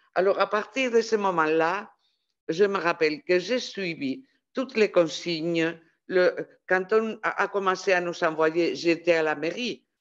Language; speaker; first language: French; non-native, fluent; Spanish